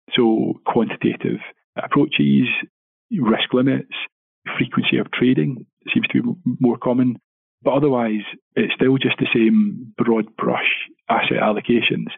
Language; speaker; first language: English; native; English